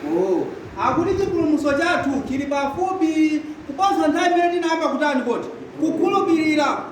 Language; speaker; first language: Nyanja; non-native, local second language; Tumbuka